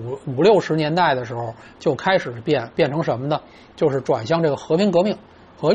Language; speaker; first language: Chinese; native; Chinese